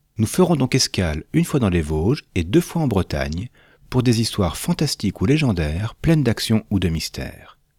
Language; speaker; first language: French; native; French